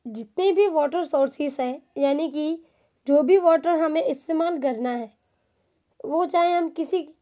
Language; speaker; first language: Hindi; non-native, local second language; Gujarati